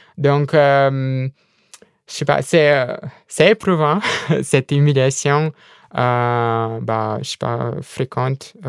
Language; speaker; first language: French; non-native, fluent; Russian